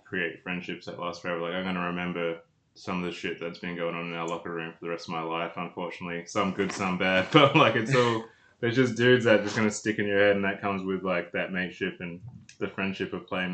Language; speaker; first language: English; native; English